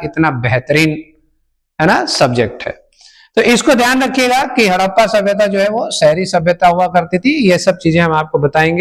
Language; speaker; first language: Hindi; native; Hindi